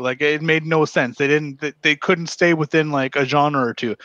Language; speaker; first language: English; native; English